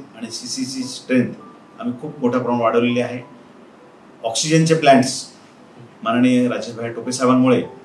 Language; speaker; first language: Marathi; native; Marathi